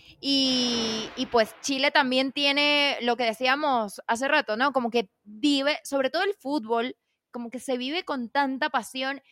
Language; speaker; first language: Spanish; native; Spanish